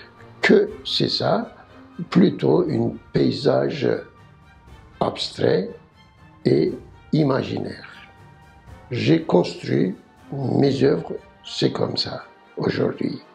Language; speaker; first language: French; non-native, learner; Turkish